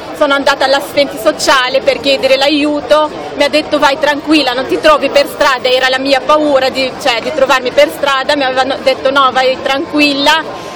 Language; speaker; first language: Italian; non-native, fluent; Arabic